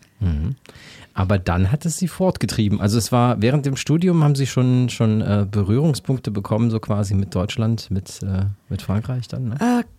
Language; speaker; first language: German; native; German